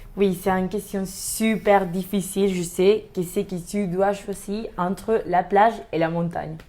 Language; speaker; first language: French; non-native, learner; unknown